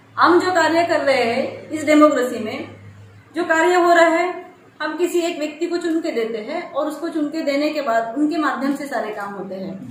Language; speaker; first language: Hindi; non-native, local second language; Marathi